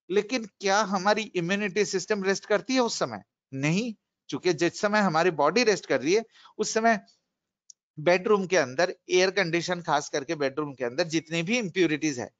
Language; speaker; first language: Hindi; non-native, local second language; Bangla